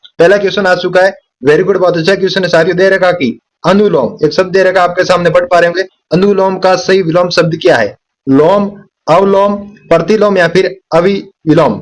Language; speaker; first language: Hindi; native; Hindi